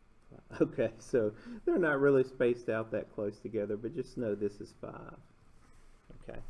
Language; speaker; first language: English; native; English